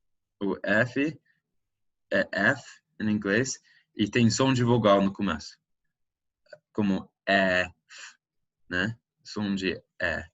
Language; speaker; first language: Portuguese; non-native, fluent; English